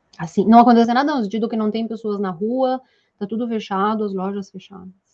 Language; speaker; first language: Portuguese; non-native, fluent; Italian